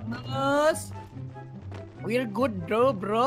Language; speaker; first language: English; non-native, learner; Indonesian